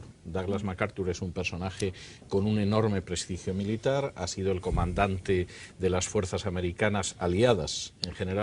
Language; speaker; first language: Spanish; native; Spanish